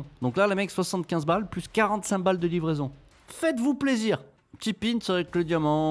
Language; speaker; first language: French; native; French